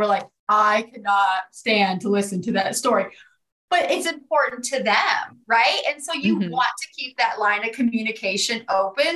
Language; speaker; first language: English; native; English